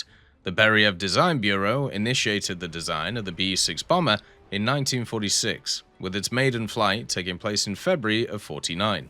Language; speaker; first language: English; native; English